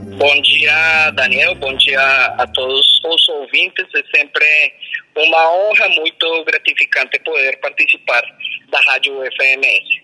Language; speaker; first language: Portuguese; non-native, fluent; Spanish